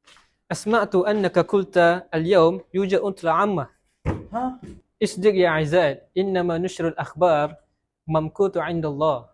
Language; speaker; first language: Arabic; non-native, learner; Malay